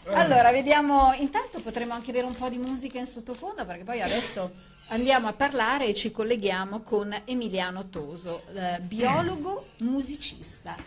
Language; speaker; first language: Italian; native; Italian